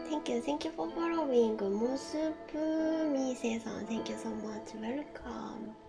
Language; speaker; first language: English; non-native, learner; Japanese